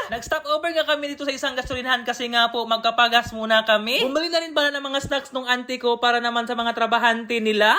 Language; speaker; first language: Filipino; non-native, local second language; Cebuano